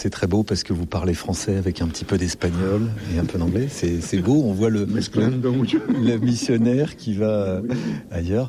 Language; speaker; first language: French; native; French